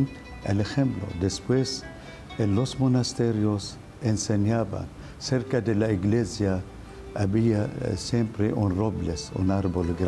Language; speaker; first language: Spanish; non-native, fluent; Arabic